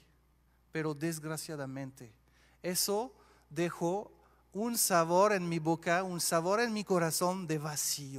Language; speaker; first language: Spanish; non-native, fluent; French